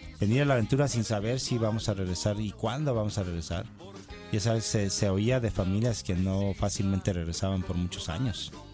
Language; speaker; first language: Spanish; native; Spanish